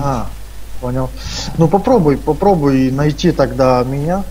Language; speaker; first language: Russian; native; Russian